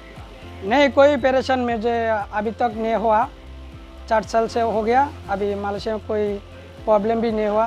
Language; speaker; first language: Hindi; non-native, learner; Bangla